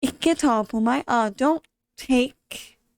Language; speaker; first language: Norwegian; non-native, learner; English